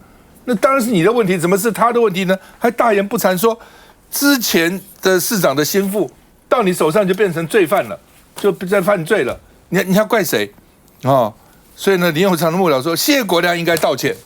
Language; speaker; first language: Chinese; native; Chinese